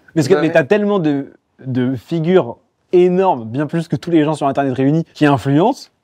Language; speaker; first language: French; native; French